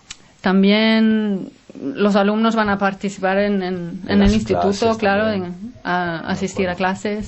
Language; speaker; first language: Spanish; non-native, fluent; Swedish